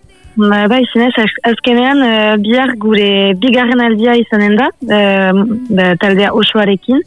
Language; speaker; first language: Basque; non-native, local second language; French